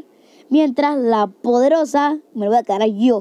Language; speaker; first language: Spanish; native; Spanish